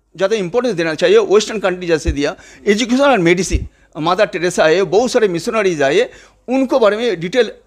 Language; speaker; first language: Hindi; non-native, local second language; Bangla